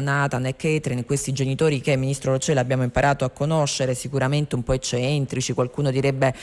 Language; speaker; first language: Italian; native; Italian